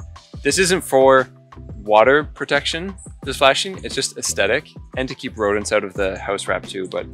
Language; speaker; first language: English; native; English